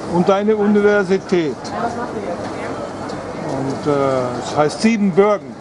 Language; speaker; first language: German; non-native, learner; English